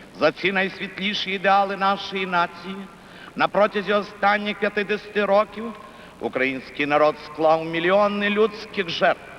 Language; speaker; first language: Ukrainian; native; Ukrainian